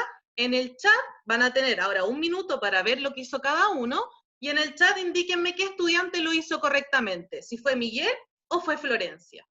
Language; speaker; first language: Spanish; native; Spanish